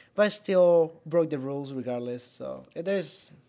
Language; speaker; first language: English; non-native, fluent; Spanish